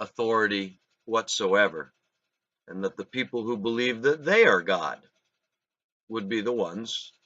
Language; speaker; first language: English; native; English